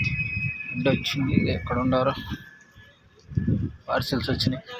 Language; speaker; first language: Telugu; native; Telugu